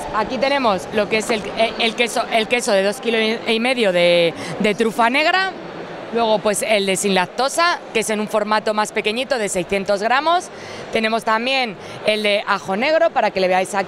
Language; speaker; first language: Spanish; native; Spanish